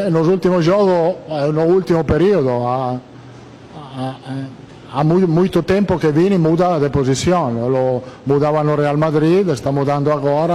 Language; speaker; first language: Portuguese; non-native, learner; Italian